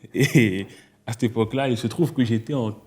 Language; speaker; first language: French; native; French